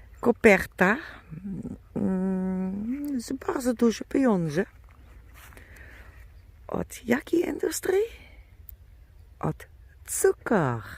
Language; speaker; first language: Polish; non-native, learner; German